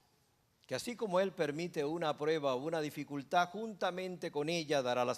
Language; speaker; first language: Spanish; native; Spanish